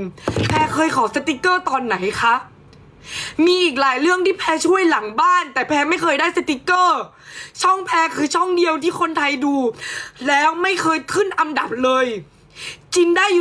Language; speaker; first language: Thai; native; Thai